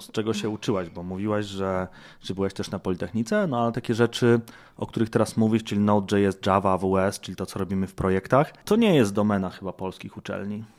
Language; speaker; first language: Polish; native; Polish